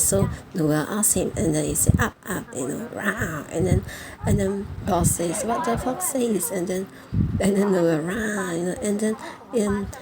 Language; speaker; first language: English; non-native, fluent; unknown